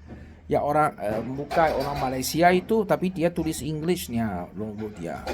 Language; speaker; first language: Indonesian; non-native, learner; Chinese